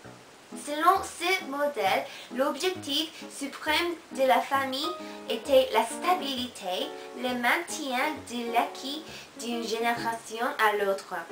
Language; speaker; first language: French; non-native, learner; Korean